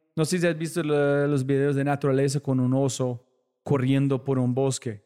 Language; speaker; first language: Spanish; non-native, fluent; English